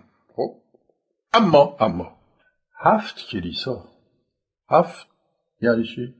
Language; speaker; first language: Persian; non-native, fluent; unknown